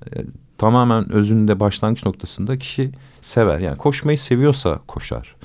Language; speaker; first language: Turkish; native; Turkish